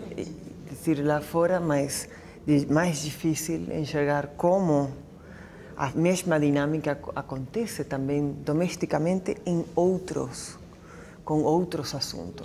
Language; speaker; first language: Spanish; non-native, learner; Portuguese